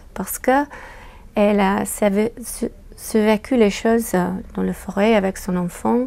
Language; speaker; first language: French; non-native, fluent; English